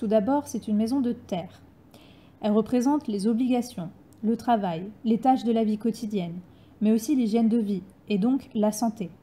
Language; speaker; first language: French; native; French